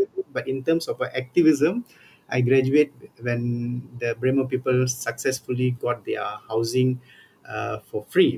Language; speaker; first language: English; non-native, local second language; Tamil